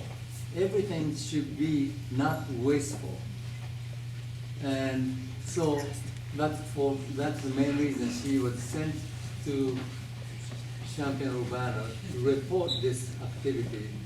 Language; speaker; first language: English; non-native, fluent; Japanese